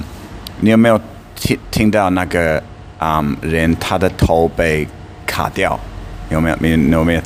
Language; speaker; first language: Chinese; non-native, fluent; English